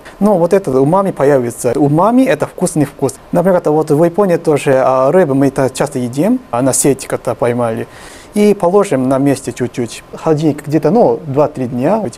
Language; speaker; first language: Russian; non-native, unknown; Japanese